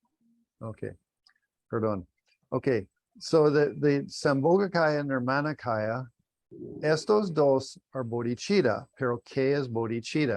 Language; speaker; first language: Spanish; non-native, learner; English